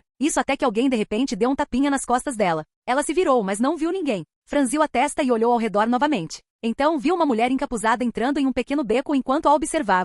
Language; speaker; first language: Portuguese; native; Portuguese